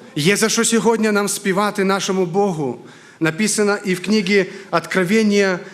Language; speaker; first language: Ukrainian; non-native, fluent; Lithuanian